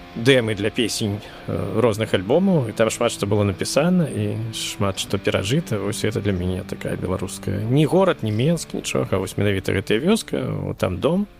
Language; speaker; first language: Belarusian; native; Belarusian